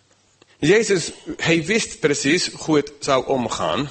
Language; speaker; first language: Dutch; non-native, fluent; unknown